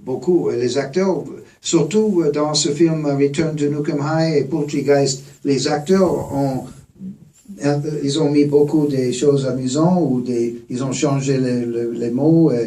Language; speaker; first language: French; non-native, fluent; English